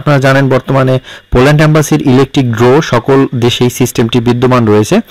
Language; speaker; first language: Bangla; native; Bangla